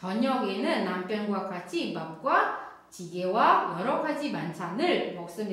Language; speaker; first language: Korean; non-native, fluent; Indonesian